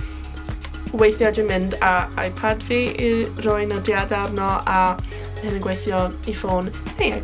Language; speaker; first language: Welsh; non-native, local second language; English